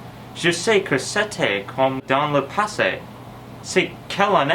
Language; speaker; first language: French; non-native, learner; English